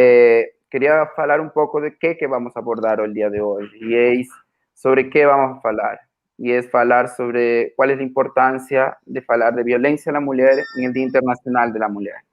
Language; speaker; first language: Portuguese; non-native, fluent; Spanish